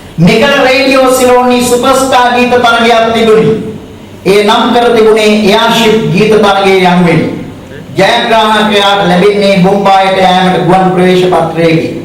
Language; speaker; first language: Sinhala; native; Sinhala